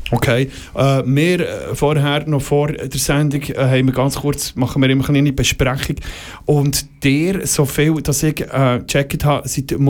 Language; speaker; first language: German; native; German